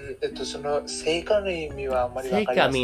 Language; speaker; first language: Japanese; non-native, learner; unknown